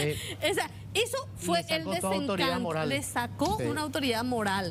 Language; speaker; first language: Spanish; native; Spanish